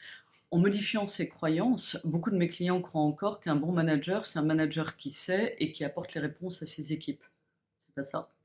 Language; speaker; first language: French; native; French